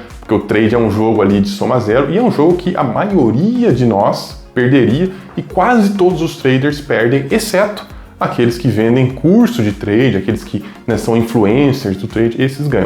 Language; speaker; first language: Portuguese; native; Portuguese